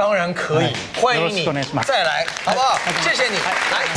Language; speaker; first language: Chinese; native; Chinese